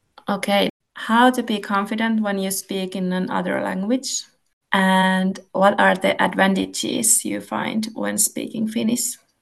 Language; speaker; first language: English; non-native, fluent; Finnish